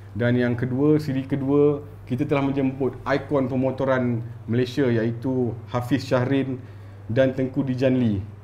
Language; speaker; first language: Malay; native; Malay